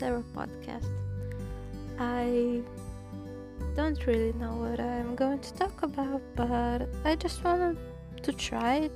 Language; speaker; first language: English; non-native, fluent; Russian